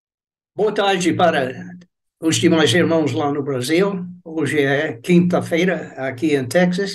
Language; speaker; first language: Portuguese; non-native, fluent; English